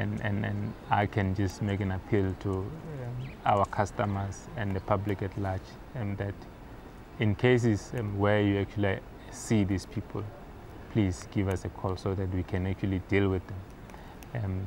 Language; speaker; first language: English; non-native, local second language; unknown